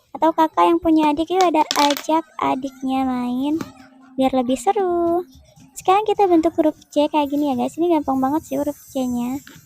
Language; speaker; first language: Indonesian; native; Indonesian